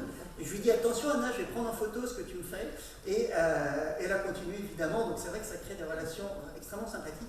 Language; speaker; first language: French; native; French